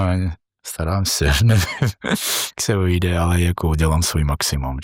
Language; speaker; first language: Czech; non-native, fluent; Georgian